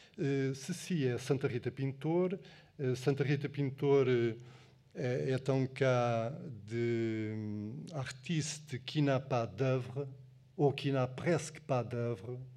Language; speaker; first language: French; non-native, fluent; Portuguese